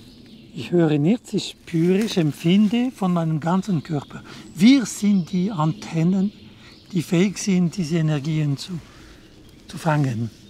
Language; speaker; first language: German; non-native, local second language; French